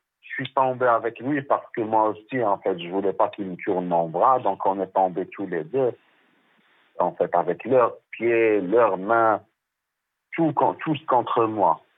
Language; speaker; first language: French; non-native, local second language; Arabic